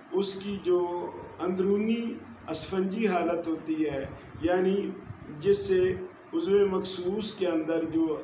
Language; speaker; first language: Urdu; non-native, local second language; Punjabi